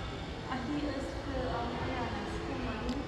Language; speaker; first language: German; non-native, learner; Hiligaynon